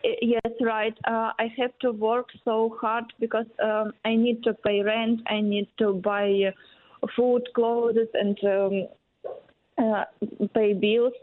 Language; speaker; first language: English; non-native, learner; Ukrainian